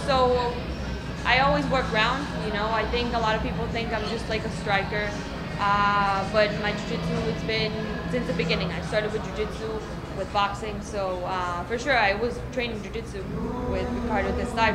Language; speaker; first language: English; non-native, fluent; Spanish